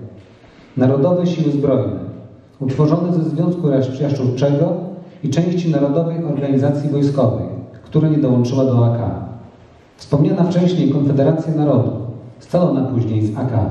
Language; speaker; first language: Polish; native; Polish